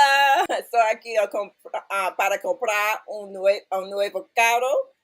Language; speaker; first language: Spanish; non-native, learner; English